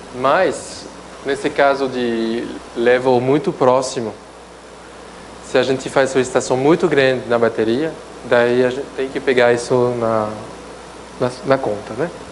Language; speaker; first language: Portuguese; non-native, fluent; French